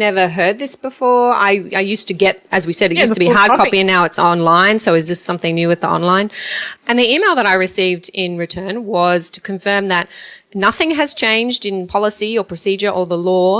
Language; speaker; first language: English; native; English